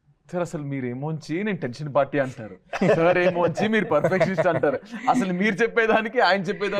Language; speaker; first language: Telugu; native; Telugu